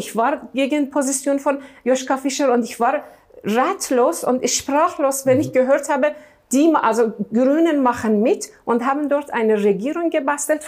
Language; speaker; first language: German; non-native, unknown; Persian